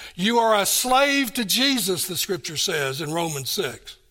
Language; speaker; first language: English; native; English